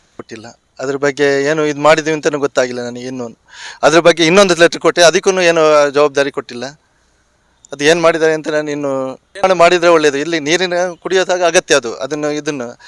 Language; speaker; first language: Kannada; native; Kannada